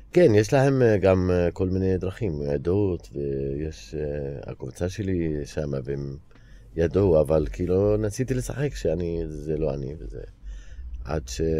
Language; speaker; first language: Hebrew; non-native, fluent; Arabic